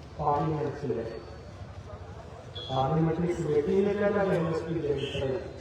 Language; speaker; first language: Hindi; non-native, local second language; Punjabi